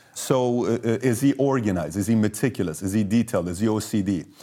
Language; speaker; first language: English; early bilingual, other home language; Persian